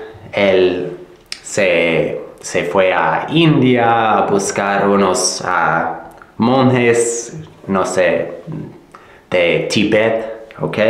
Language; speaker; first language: Spanish; non-native, fluent; English